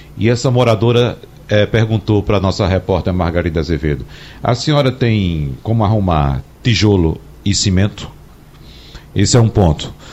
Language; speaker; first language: Portuguese; native; Portuguese